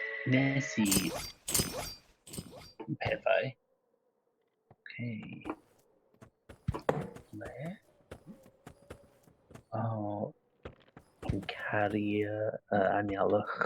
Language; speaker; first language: Welsh; non-native, learner; English